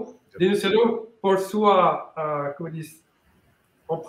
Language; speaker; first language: Portuguese; non-native, learner; French